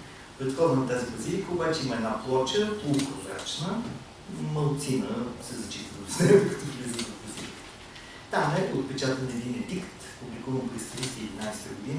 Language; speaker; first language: Bulgarian; native; Bulgarian